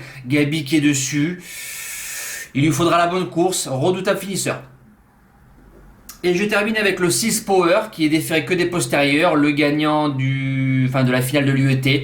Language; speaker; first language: French; native; French